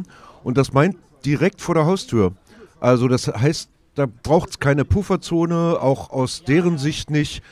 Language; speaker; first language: German; native; German